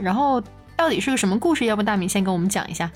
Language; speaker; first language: Chinese; native; Chinese